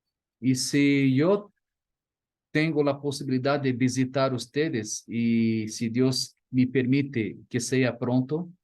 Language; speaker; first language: Spanish; non-native, fluent; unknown